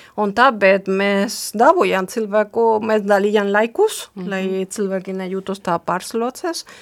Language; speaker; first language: Latvian; non-native, fluent; Spanish